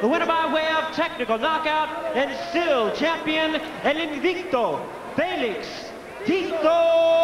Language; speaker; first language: English; native; English